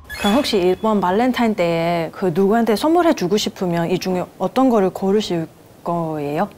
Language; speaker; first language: Korean; non-native, fluent; Chinese